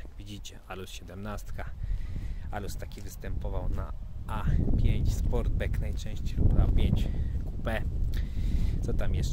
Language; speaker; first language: Polish; native; Polish